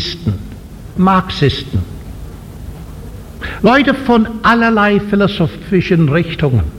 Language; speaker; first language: German; non-native, fluent; English